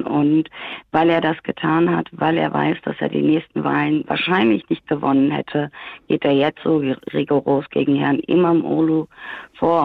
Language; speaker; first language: German; early bilingual, other home language; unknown